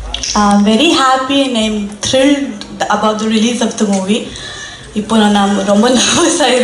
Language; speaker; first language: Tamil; non-native, learner; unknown